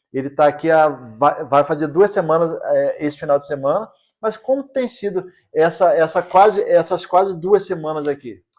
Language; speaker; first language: Portuguese; native; Portuguese